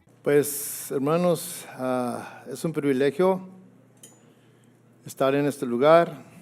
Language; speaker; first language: Spanish; native; Spanish